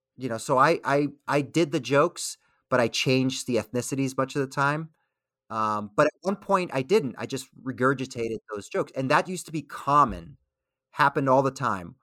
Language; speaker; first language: English; early bilingual, other home language; Spanish